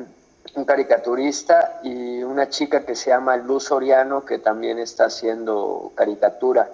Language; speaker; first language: Spanish; native; Spanish